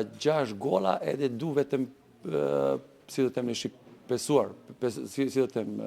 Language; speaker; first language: Albanian; non-native, learner; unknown